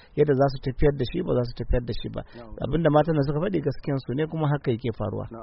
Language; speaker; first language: Hausa; non-native, local second language; Fula